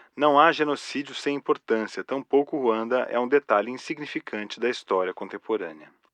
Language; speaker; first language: Portuguese; native; Portuguese